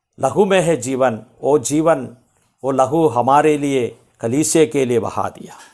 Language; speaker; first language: Hindi; non-native, local second language; Malayalam